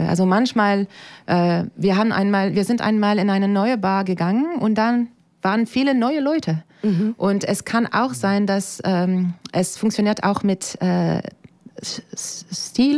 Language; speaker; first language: German; non-native, fluent; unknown